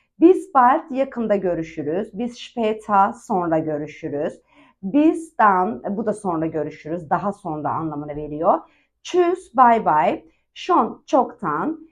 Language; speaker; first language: Turkish; native; Turkish